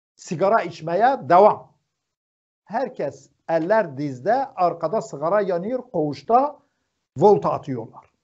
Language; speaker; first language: Turkish; non-native, local second language; Zaza